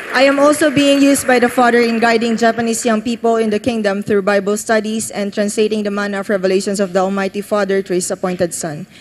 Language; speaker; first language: English; non-native, local second language; Filipino